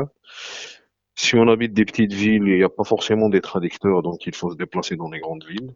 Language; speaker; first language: French; non-native, local second language; Arabic